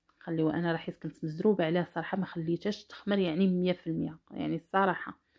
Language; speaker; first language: Arabic; native; Arabic